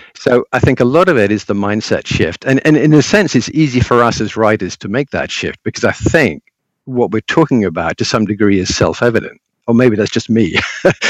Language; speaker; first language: English; native; English